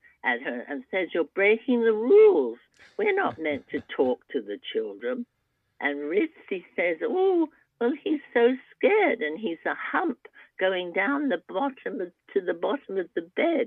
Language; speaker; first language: English; native; English